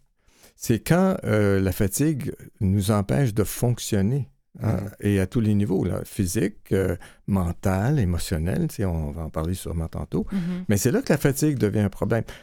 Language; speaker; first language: French; native; French